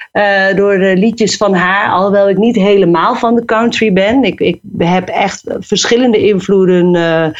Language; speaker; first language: Dutch; native; Dutch